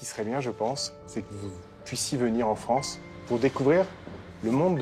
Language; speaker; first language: French; native; French